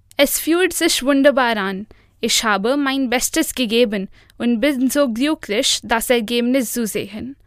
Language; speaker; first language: German; non-native, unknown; Hindi